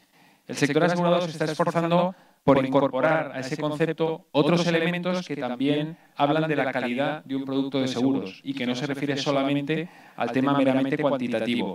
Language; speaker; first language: Spanish; native; Spanish